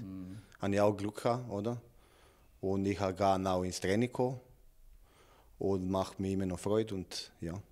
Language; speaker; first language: German; non-native, learner; Serbian